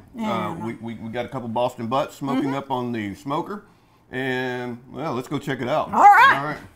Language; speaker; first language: English; native; English